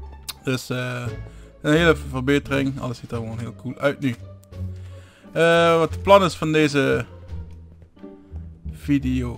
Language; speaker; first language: Dutch; native; Dutch